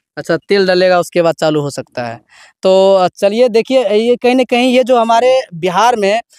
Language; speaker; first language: Hindi; native; Hindi